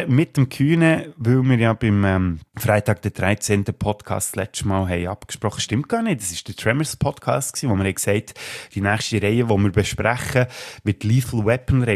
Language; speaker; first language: German; native; German